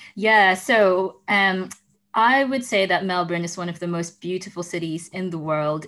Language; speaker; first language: English; non-native, local second language; Filipino